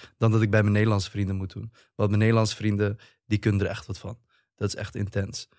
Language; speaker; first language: Dutch; early bilingual, other home language; Turkish